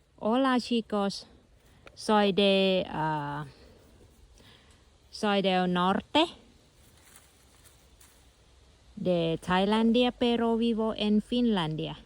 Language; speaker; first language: Spanish; non-native, learner; Thai